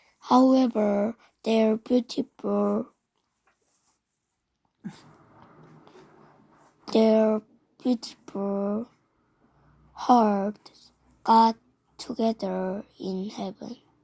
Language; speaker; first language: English; non-native, learner; Korean